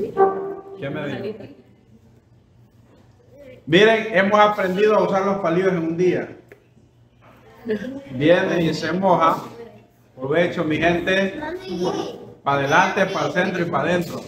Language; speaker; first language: Spanish; native; Spanish